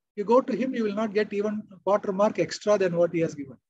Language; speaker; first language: English; non-native, local second language; Kannada